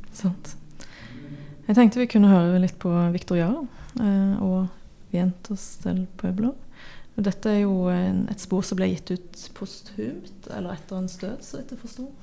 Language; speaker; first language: Norwegian; native; Norwegian